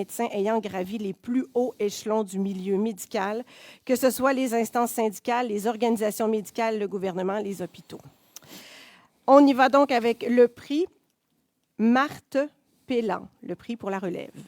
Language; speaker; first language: French; native; French